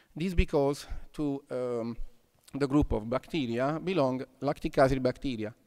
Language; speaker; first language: English; non-native, fluent; Italian